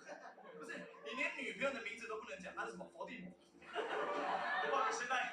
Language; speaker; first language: Chinese; native; Chinese